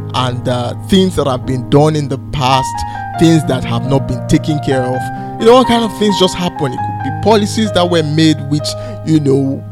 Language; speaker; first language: English; non-native, local second language; Yoruba